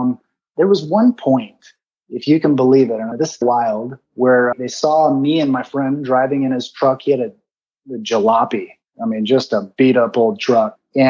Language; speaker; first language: English; native; English